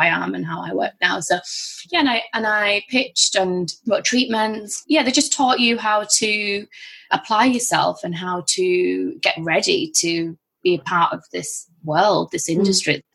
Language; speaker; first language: English; native; English